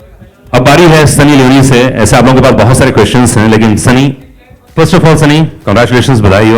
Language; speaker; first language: Hindi; native; Hindi